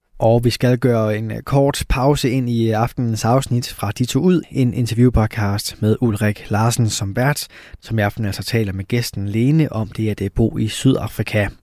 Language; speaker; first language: Danish; native; Danish